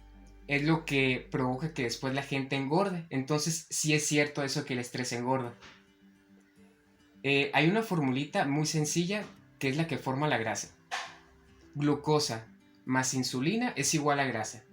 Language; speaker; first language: Spanish; native; Spanish